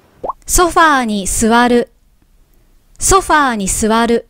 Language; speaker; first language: Japanese; native; Japanese